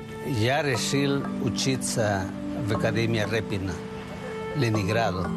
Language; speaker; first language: Russian; non-native, fluent; Chinese